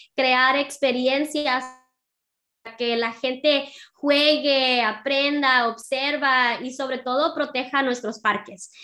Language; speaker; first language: Spanish; early bilingual, heritage; Spanish